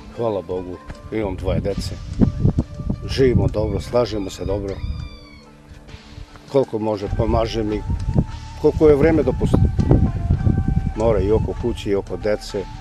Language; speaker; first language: Serbian; native; Serbian